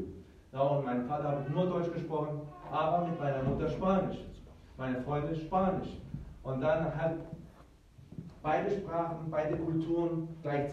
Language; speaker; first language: German; early bilingual, heritage; Spanish